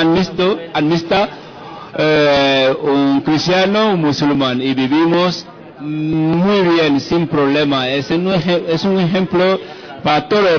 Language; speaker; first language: Spanish; non-native, fluent; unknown